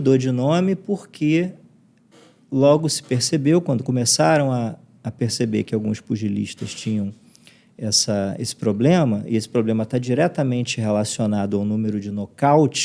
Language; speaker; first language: Portuguese; native; Portuguese